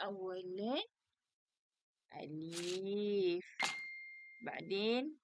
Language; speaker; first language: Arabic; non-native, learner; Malay